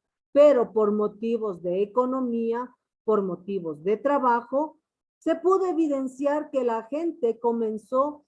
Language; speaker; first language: Spanish; native; Spanish